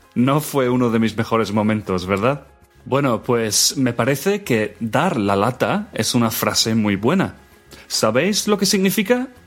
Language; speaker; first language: Spanish; native; Spanish